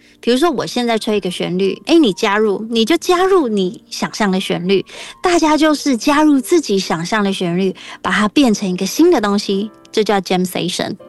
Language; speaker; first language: Chinese; non-native, local second language; Hakka Chinese